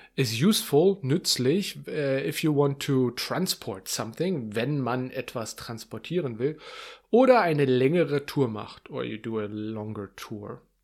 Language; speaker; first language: German; native; German